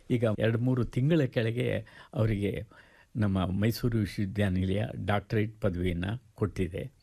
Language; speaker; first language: Kannada; native; Kannada